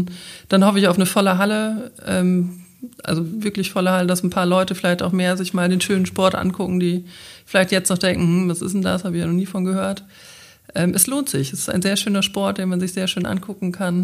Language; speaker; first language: German; native; German